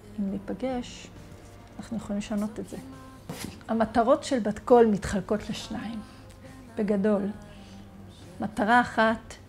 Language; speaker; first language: Hebrew; native; Hebrew